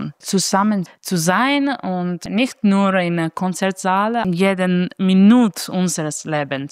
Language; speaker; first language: German; non-native, fluent; Italian